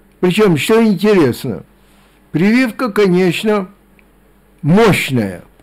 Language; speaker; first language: Russian; native; Russian